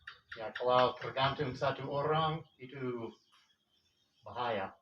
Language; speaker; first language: Indonesian; non-native, fluent; English